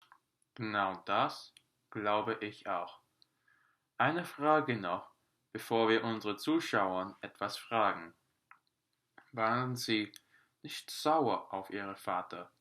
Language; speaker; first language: German; non-native, learner; English